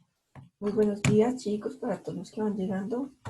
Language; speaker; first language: Spanish; native; Spanish